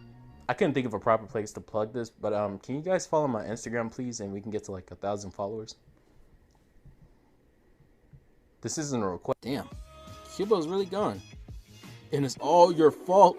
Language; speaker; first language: English; native; English